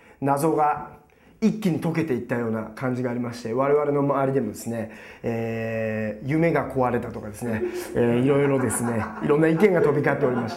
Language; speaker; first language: Japanese; native; Japanese